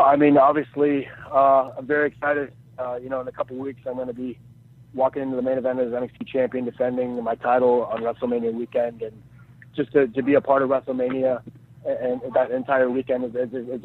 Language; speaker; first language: English; native; English